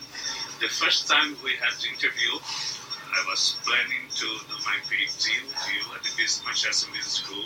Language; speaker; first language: English; non-native, fluent; Portuguese